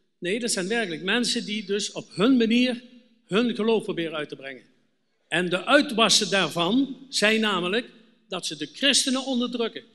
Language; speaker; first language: Dutch; native; Dutch